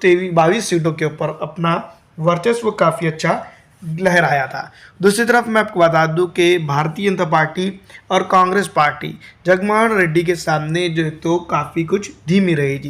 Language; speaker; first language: Hindi; native; Hindi